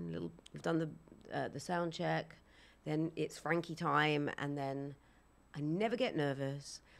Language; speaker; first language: English; native; English